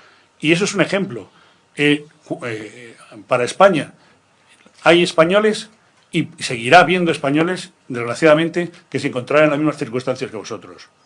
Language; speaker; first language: Spanish; native; Spanish